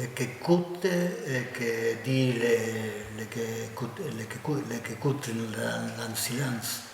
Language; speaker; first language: French; non-native, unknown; Spanish